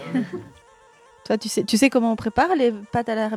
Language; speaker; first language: French; native; French